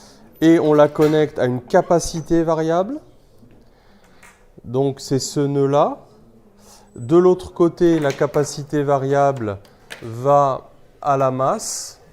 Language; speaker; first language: French; native; French